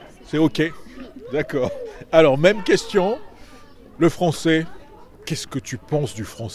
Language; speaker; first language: French; native; French